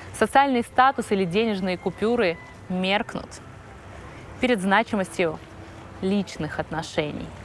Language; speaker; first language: Russian; native; Russian